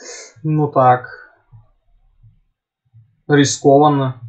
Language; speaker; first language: Russian; native; Russian